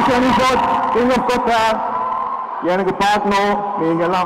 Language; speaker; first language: Tamil; non-native, local second language; Malayalam